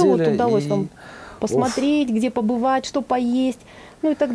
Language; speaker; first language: Russian; native; Russian